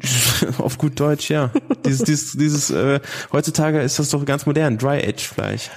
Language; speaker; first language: German; native; German